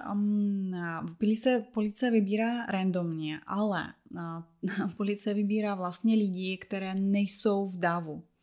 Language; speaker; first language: Czech; non-native, fluent; Russian